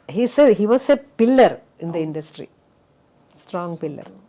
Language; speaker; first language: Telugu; non-native, local second language; Malayalam